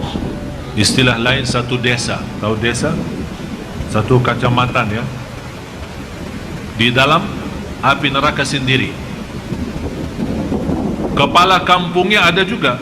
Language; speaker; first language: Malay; non-native, fluent; Arabic